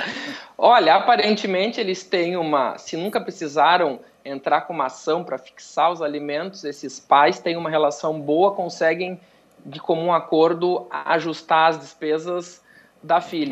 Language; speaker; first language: Portuguese; native; Portuguese